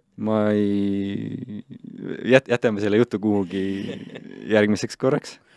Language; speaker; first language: Estonian; non-native, local second language; Russian